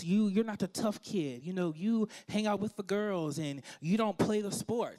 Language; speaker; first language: English; native; English